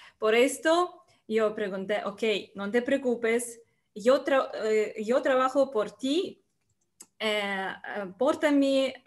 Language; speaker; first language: Spanish; non-native, learner; Russian